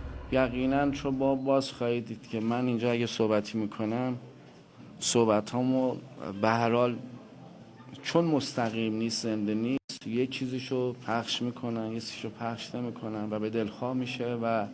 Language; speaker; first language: Persian; native; Persian